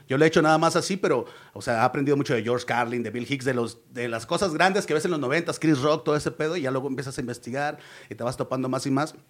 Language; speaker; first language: Spanish; native; Spanish